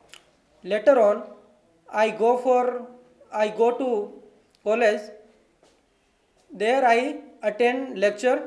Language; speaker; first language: English; non-native, learner; Hindi